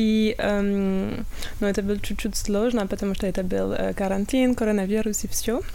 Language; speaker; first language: Russian; non-native, learner; French